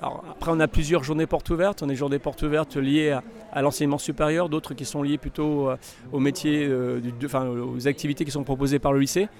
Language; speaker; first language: French; native; French